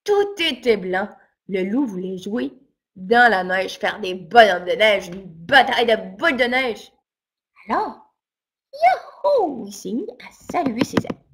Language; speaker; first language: French; native; French